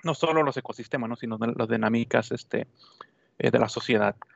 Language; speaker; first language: Spanish; native; Spanish